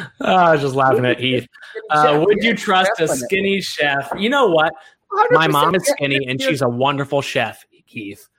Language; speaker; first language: English; native; English